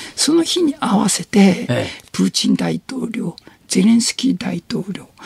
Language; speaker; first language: Japanese; native; Japanese